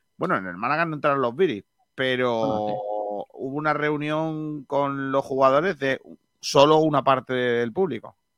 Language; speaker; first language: Spanish; native; Spanish